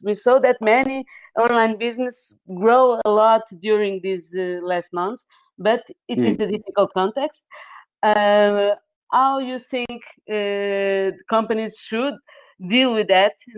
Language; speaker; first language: English; non-native, fluent; Portuguese